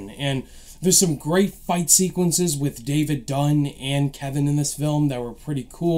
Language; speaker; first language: English; native; English